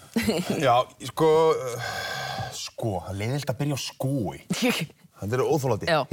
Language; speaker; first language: Icelandic; native; Icelandic